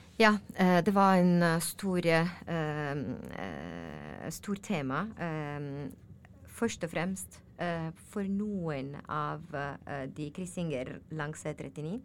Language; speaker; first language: Norwegian; non-native, learner; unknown